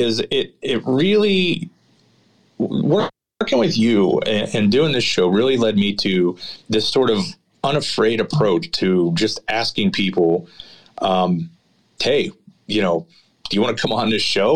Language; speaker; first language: English; native; English